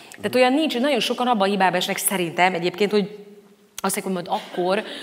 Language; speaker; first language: Hungarian; native; Hungarian